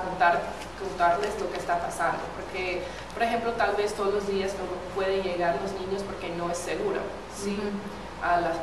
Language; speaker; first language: Spanish; non-native, fluent; English